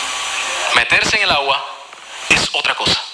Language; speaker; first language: Spanish; native; Spanish